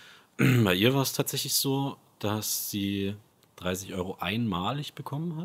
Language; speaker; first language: German; native; German